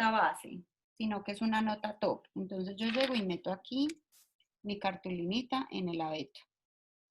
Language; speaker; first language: Spanish; native; Spanish